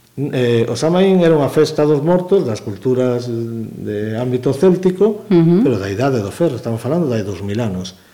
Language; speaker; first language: Galician; native; Galician